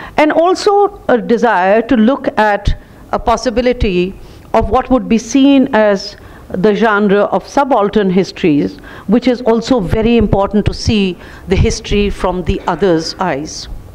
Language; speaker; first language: English; non-native, local second language; Hindi